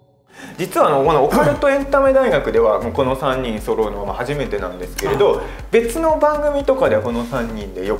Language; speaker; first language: Japanese; native; Japanese